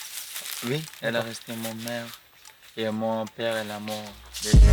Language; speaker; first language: French; non-native, learner; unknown